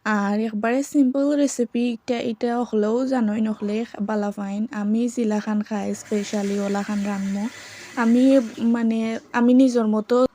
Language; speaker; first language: Bangla; non-native, local second language; Sylheti